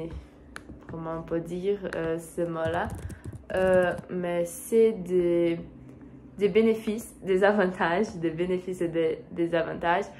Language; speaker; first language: French; non-native, learner; Portuguese